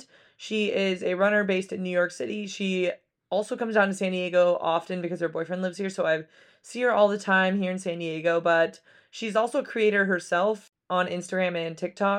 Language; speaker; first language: English; native; English